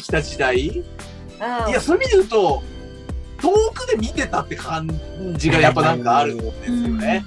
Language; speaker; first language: Japanese; native; Japanese